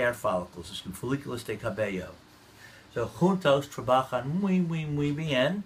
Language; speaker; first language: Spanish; non-native, learner; English